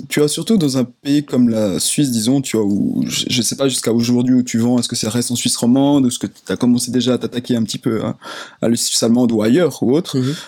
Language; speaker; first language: French; native; French